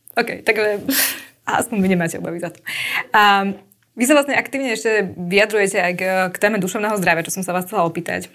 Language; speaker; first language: Slovak; native; Slovak